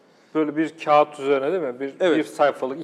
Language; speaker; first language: Turkish; native; Turkish